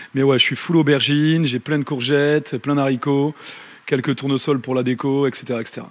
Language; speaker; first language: French; native; French